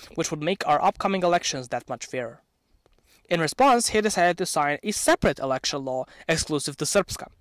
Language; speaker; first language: English; non-native, fluent; Serbian